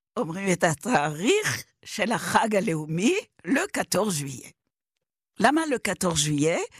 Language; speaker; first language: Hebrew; non-native, fluent; French